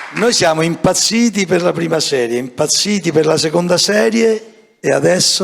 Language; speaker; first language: Italian; native; Italian